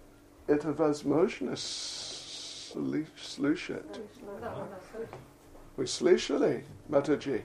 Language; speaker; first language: Russian; non-native, learner; English